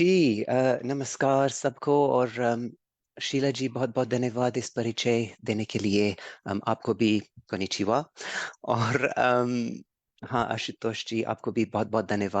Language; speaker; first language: Hindi; early bilingual, heritage; English